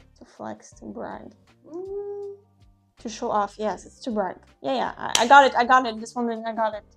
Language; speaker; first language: English; native; English